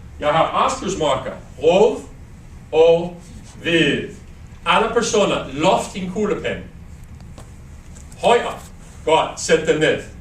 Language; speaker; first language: Danish; non-native, learner; English